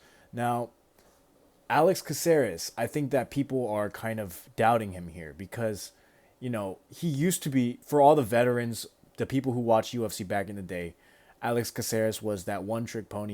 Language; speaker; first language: English; native; English